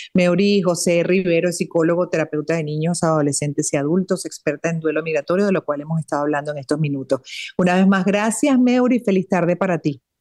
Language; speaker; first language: Spanish; native; Spanish